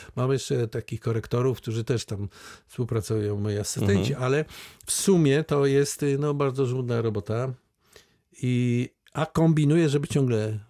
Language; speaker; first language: Polish; native; Polish